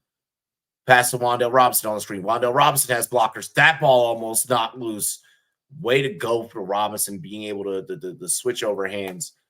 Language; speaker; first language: English; native; English